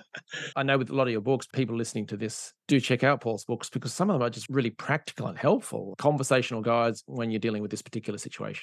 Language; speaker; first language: English; native; English